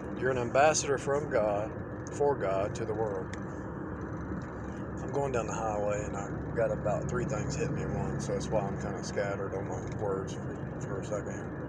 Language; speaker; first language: English; native; English